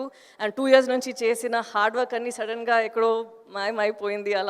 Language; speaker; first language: Telugu; non-native, fluent; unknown